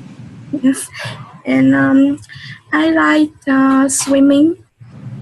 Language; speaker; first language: English; non-native, learner; Vietnamese